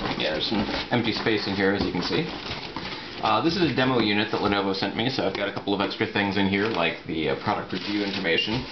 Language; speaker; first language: English; native; English